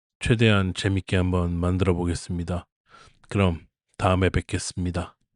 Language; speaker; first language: Korean; native; Korean